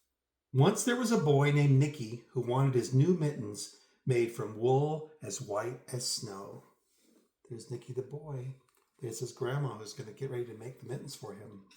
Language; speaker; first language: English; native; English